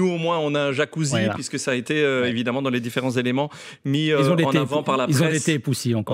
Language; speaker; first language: French; native; French